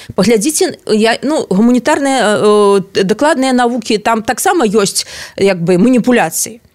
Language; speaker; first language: Belarusian; non-native, local second language; Russian